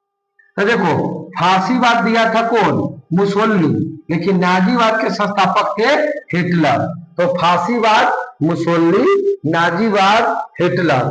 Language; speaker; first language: Hindi; non-native, local second language; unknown